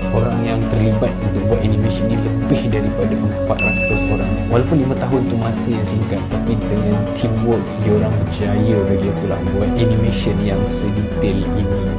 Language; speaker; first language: Malay; native; Malay